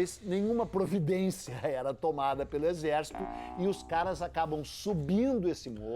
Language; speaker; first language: Portuguese; native; Portuguese